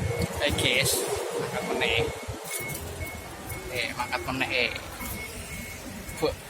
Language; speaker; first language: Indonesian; non-native, local second language; Javanese